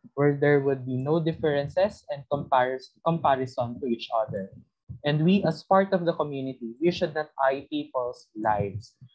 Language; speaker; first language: English; non-native, local second language; Filipino